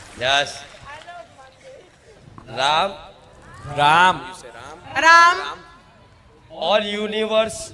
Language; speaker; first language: English; non-native, learner; Gujarati